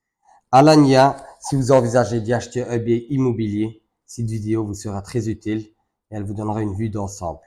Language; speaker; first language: French; non-native, fluent; Turkish